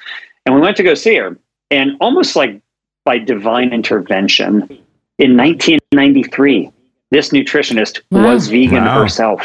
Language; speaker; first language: English; native; English